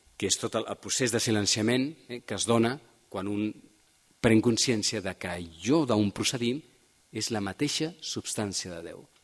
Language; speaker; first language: Catalan; native; Catalan